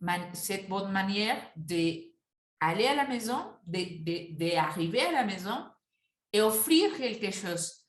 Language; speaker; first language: French; non-native, fluent; Spanish